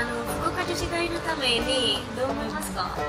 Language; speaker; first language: Japanese; non-native, learner; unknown